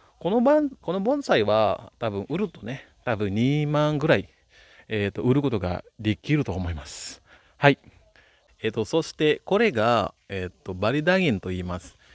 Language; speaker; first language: Japanese; non-native, fluent; Balinese